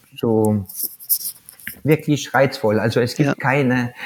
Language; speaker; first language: German; non-native, fluent; French